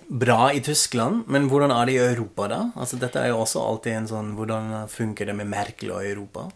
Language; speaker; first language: Norwegian; non-native, fluent; German